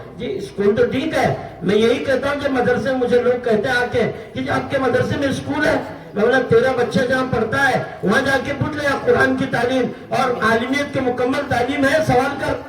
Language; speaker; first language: Urdu; native; Urdu